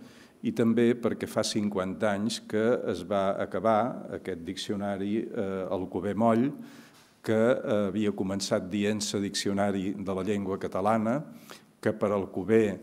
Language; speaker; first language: Catalan; native; Catalan